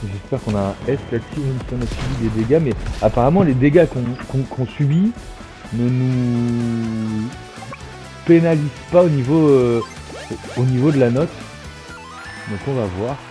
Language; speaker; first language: French; native; French